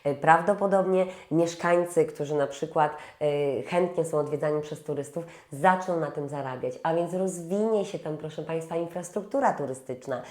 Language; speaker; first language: Polish; native; Polish